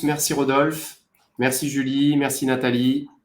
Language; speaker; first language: French; native; French